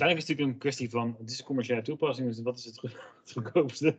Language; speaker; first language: Dutch; native; Dutch